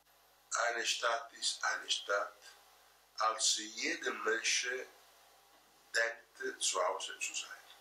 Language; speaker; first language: German; non-native, fluent; Italian